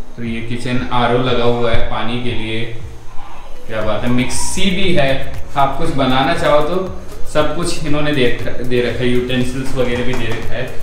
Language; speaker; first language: Hindi; native; Hindi